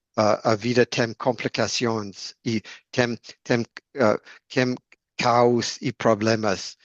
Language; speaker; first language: Portuguese; non-native, learner; English